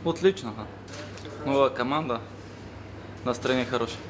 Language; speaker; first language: Russian; non-native, learner; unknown